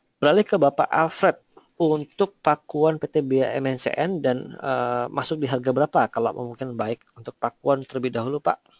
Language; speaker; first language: Indonesian; native; Indonesian